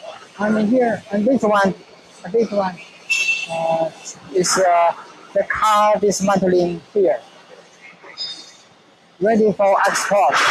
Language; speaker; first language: English; non-native, learner; Chinese